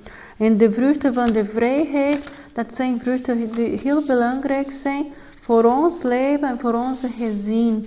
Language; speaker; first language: Dutch; non-native, fluent; Portuguese